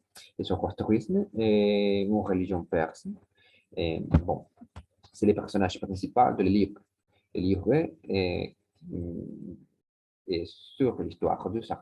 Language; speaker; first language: French; non-native, learner; Spanish